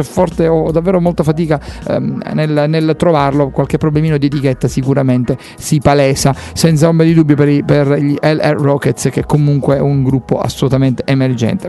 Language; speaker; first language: Italian; native; Italian